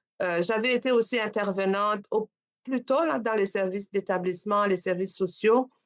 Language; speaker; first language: French; non-native, local second language; Rundi